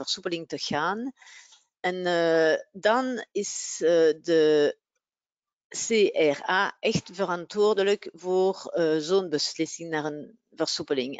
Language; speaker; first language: Dutch; non-native, local second language; French